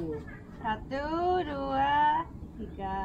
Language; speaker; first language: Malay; non-native, learner; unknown